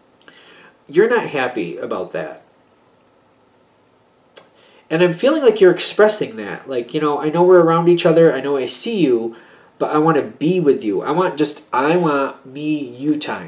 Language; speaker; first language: English; native; English